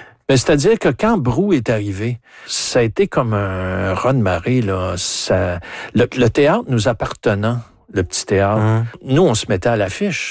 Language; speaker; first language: French; native; French